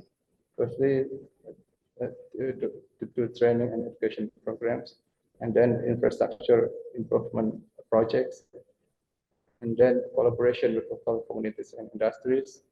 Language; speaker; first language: English; non-native, fluent; Banjar